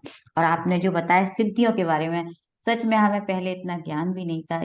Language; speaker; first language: Hindi; native; Hindi